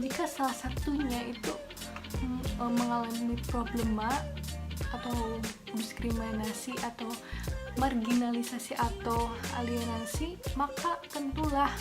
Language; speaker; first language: Indonesian; native; Indonesian